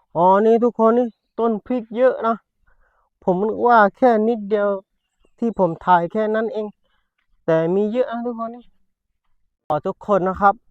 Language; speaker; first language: Thai; non-native, local second language; Pattani Malay